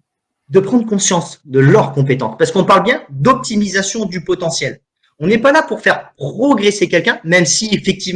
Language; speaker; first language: French; native; French